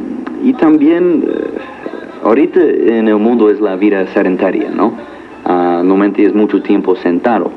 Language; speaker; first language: Spanish; non-native, fluent; English